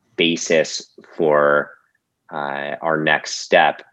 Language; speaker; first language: English; native; English